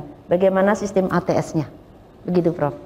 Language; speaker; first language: Indonesian; native; Indonesian